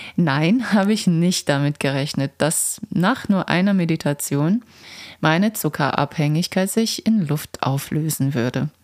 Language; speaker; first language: German; non-native, fluent; Croatian